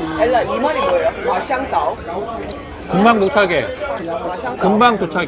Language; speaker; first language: Korean; native; Korean